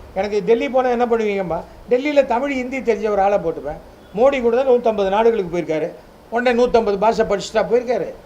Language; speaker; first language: Tamil; native; Tamil